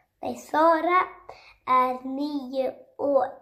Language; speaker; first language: Swedish; early bilingual, other home language; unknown